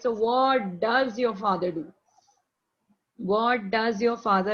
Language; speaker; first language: English; non-native, local second language; Hindi